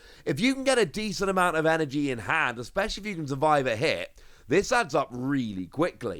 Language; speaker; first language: English; native; English